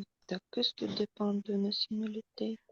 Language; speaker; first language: French; non-native, learner; Russian